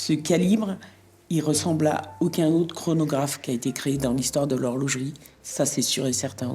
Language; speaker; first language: French; native; French